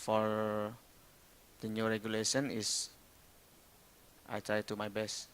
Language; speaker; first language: English; non-native, learner; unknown